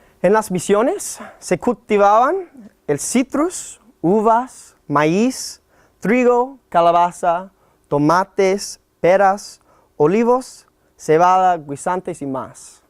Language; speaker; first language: Spanish; non-native, learner; English